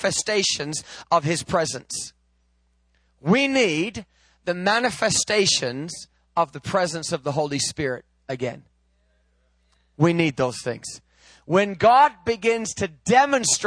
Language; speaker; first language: English; native; English